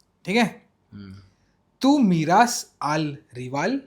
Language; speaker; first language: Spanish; non-native, learner; Hindi